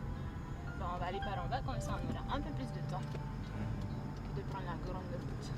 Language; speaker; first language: French; native; French